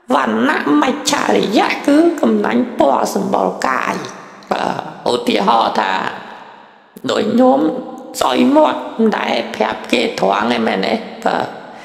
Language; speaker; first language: Khmer; native; Khmer